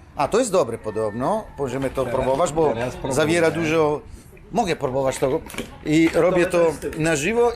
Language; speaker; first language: Polish; non-native, fluent; Italian